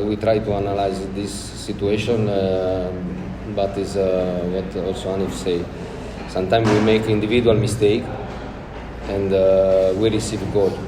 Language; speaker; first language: English; non-native, learner; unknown